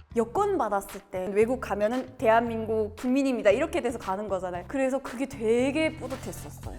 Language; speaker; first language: Korean; native; Korean